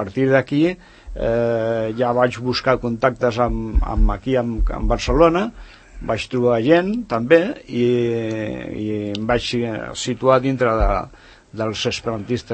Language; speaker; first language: Catalan; non-native, local second language; Spanish